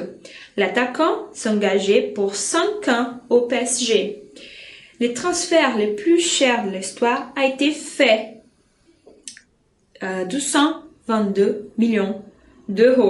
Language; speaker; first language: French; non-native, fluent; Portuguese